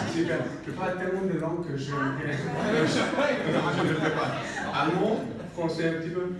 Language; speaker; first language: French; non-native, learner; English